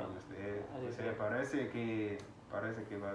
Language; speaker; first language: Spanish; non-native, fluent; English